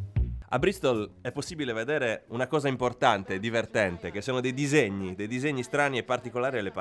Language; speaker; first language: Italian; native; Italian